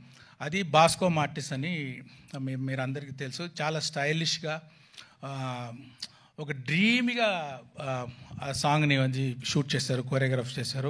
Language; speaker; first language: Telugu; non-native, local second language; Tamil